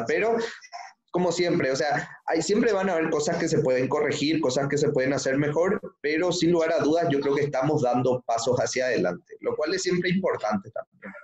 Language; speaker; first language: Spanish; native; Spanish